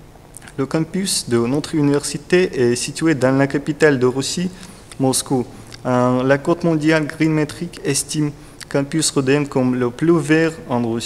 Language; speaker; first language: French; non-native, learner; Russian